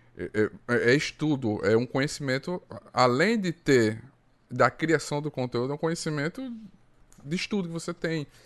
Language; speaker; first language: Portuguese; native; Portuguese